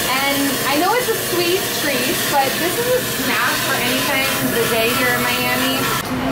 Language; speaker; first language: English; native; English